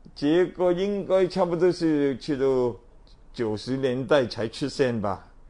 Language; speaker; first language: Chinese; non-native, local second language; Cantonese